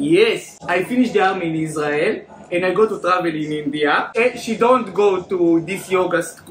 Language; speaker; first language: English; non-native, learner; Hebrew